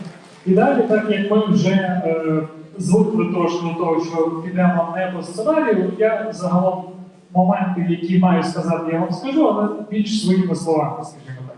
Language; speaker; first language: Ukrainian; native; Ukrainian